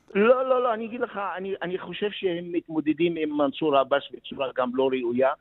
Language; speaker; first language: Hebrew; non-native, local second language; Arabic